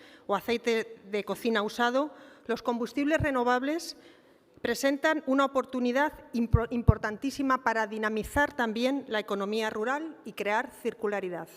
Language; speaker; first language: Spanish; native; Spanish